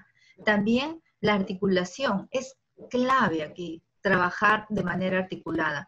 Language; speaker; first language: Spanish; native; Spanish